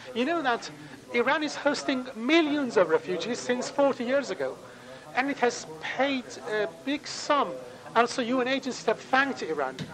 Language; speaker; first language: English; non-native, fluent; Persian